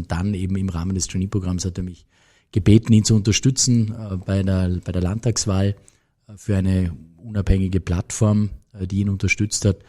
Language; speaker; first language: German; native; German